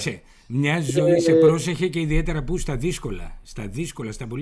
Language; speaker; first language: Greek; native; Greek